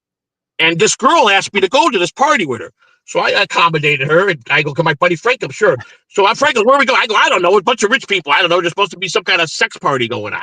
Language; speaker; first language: English; native; English